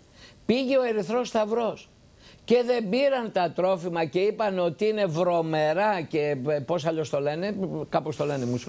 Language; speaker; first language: Greek; native; Greek